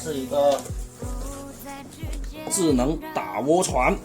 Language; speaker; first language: Chinese; native; Chinese